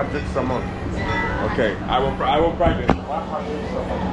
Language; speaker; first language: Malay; non-native, learner; English